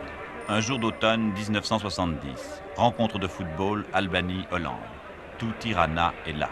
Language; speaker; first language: French; native; French